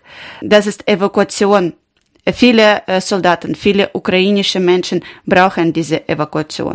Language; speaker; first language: German; non-native, learner; Ukrainian